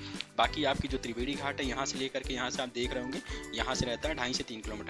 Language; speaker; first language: Hindi; native; Hindi